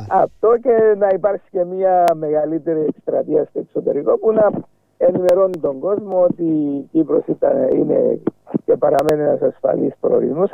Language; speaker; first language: Greek; native; Greek